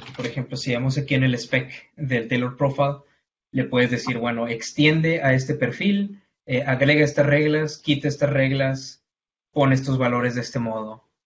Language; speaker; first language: Spanish; native; Spanish